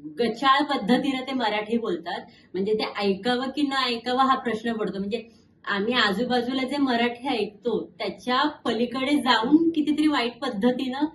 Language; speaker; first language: Marathi; native; Marathi